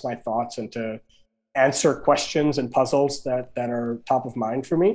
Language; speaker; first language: English; non-native, local second language; Gujarati